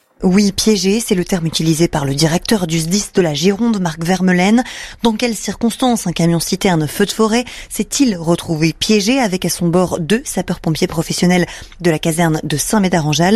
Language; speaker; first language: French; native; French